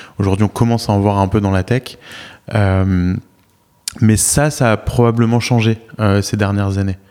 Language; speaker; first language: French; native; French